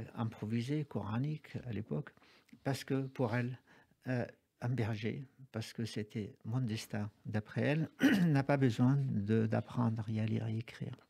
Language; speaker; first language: French; non-native, fluent; Arabic